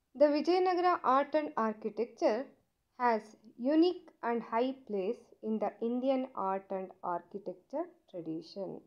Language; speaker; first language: English; non-native, local second language; Kannada